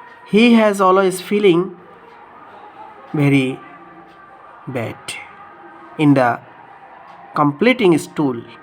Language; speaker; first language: English; non-native, local second language; Bangla